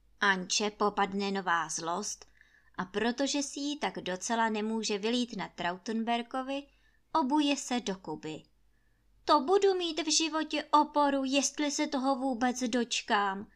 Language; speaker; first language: Czech; native; Czech